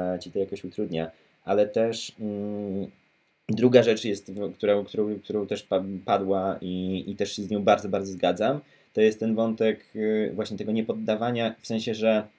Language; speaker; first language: Polish; native; Polish